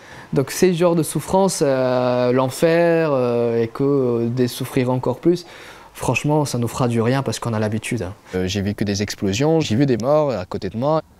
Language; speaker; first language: French; non-native, fluent; Persian